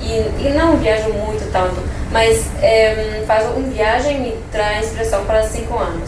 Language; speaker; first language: Portuguese; non-native, fluent; French